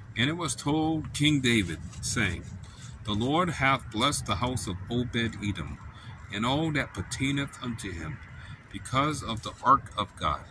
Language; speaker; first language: English; native; English